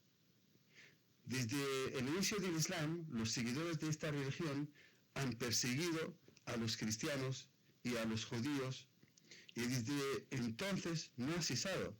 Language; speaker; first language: Spanish; non-native, fluent; Arabic